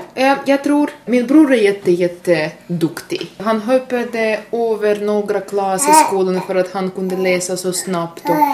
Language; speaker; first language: Swedish; non-native, fluent; Russian